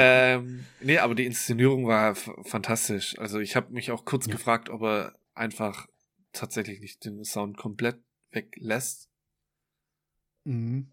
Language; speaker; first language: German; native; German